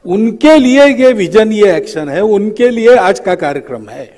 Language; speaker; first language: Hindi; native; Hindi